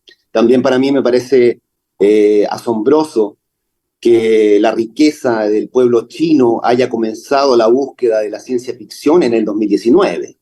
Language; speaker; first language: Spanish; native; Spanish